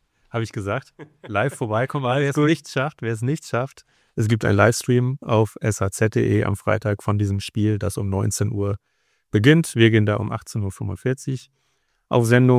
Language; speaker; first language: German; native; German